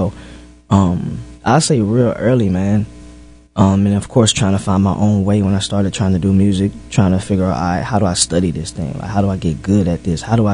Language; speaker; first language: English; native; English